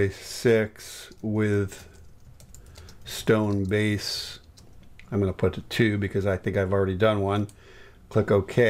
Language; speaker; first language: English; native; English